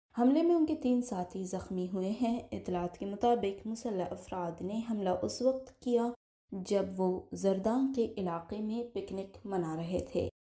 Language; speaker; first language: Urdu; non-native, local second language; Baluchi